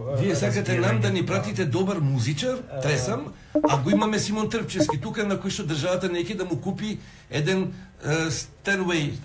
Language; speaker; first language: Macedonian; non-native, local second language; Albanian